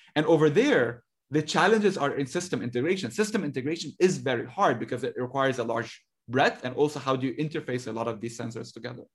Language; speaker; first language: English; non-native, fluent; Arabic